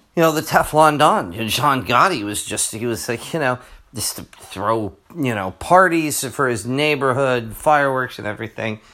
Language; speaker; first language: English; native; English